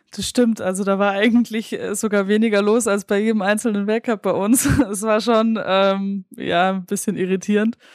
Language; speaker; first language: German; native; German